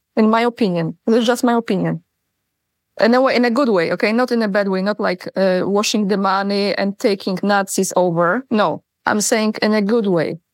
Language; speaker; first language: English; non-native, fluent; Polish